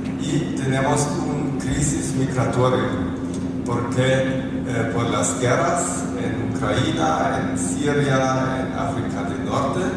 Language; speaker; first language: Spanish; non-native, fluent; German